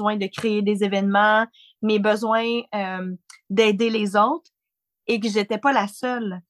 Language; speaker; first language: French; native; French